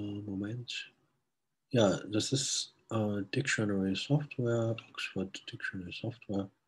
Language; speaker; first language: German; non-native, fluent; Chinese